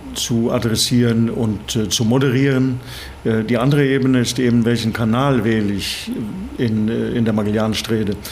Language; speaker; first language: German; non-native, fluent; Norwegian